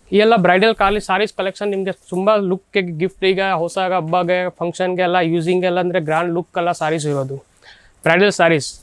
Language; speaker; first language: Kannada; non-native, learner; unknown